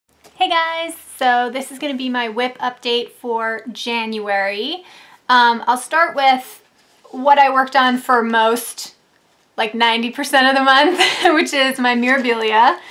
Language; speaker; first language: English; native; English